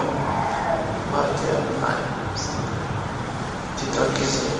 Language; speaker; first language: Hebrew; non-native, fluent; Russian